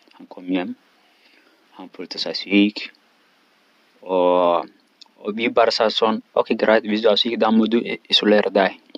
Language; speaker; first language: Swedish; non-native, learner; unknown